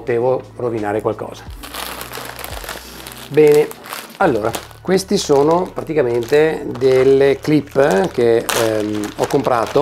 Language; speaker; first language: Italian; native; Italian